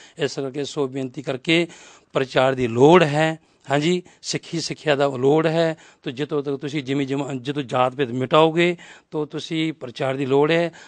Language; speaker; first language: Punjabi; non-native, local second language; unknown